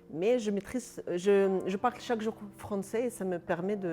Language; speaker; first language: French; non-native, fluent; Russian